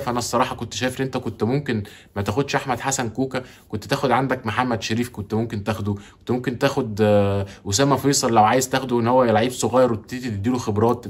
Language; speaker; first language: Arabic; native; Arabic